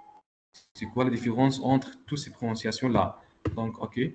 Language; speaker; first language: French; non-native, local second language; Arabic